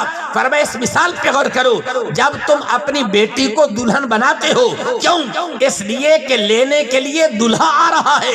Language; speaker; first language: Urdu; non-native, local second language; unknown